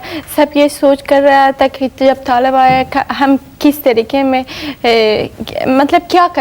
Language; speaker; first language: Hindi; non-native, learner; Persian